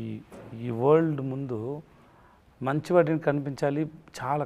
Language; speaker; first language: Telugu; non-native, learner; Tamil